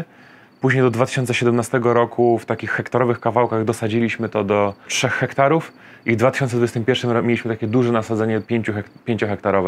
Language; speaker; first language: Polish; native; Polish